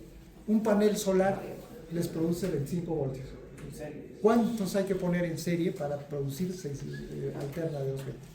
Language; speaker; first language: Spanish; native; Spanish